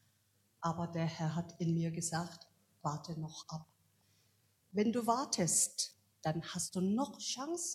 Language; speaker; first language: German; non-native, learner; Korean